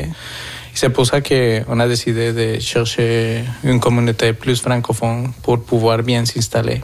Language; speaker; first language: French; non-native, fluent; Spanish